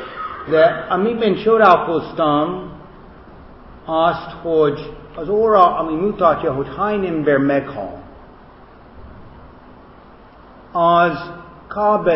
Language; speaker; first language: Hungarian; non-native, fluent; English